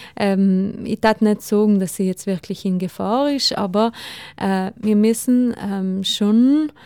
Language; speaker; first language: German; non-native, local second language; Ladin